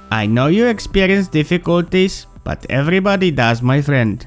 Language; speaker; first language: English; non-native, fluent; Polish